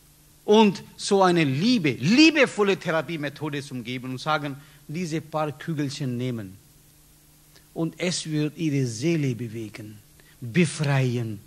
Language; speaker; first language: German; non-native, learner; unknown